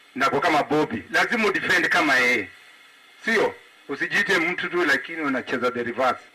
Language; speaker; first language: Swahili; non-native, local second language; Luo (Kenya and Tanzania)